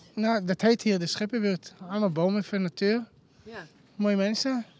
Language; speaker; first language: Dutch; non-native, learner; Hebrew